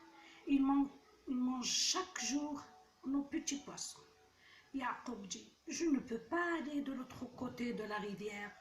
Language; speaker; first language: French; non-native, local second language; Arabic